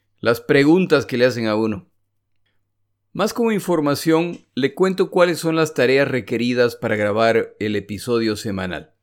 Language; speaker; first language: Spanish; native; Spanish